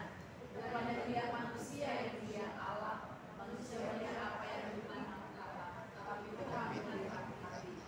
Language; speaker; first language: Indonesian; non-native, fluent; Korean